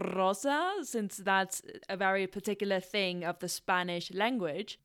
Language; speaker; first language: English; non-native, fluent; Spanish